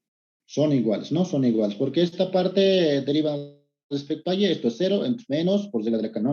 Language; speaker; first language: Spanish; native; Spanish